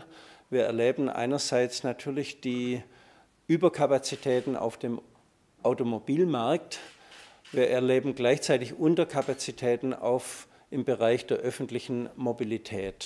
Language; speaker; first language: German; native; German